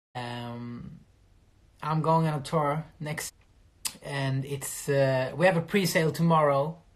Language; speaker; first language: English; non-native, fluent; Swedish